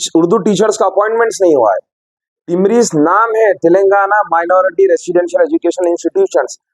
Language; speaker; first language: Hindi; non-native, local second language; Urdu